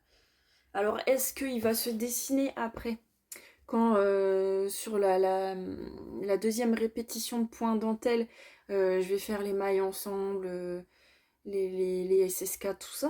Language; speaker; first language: French; native; French